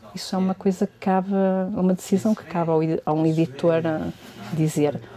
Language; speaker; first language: Portuguese; early bilingual, heritage; Portuguese